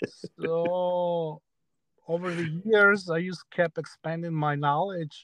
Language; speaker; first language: English; early bilingual, other home language; Spanish